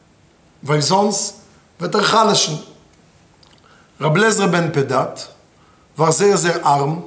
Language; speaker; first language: German; non-native, fluent; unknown